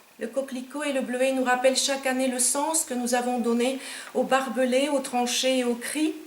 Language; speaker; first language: French; non-native, fluent; Romanian